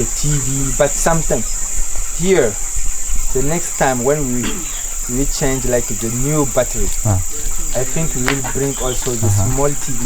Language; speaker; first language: English; non-native, learner; Sango